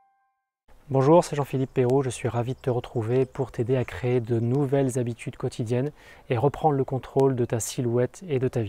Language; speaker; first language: French; native; French